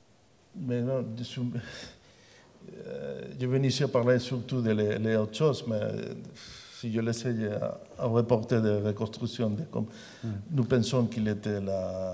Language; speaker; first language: French; non-native, learner; Spanish